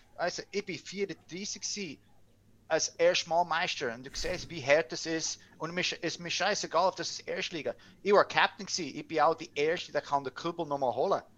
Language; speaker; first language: German; early bilingual, heritage; English